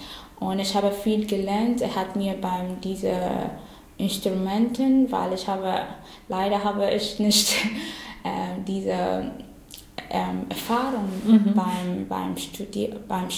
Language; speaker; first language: German; non-native, learner; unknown